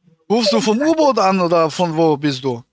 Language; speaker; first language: German; native; German